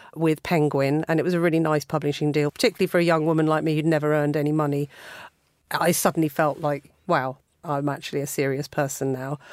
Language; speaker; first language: English; native; English